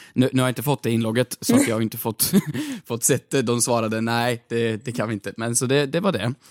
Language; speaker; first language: Swedish; native; Swedish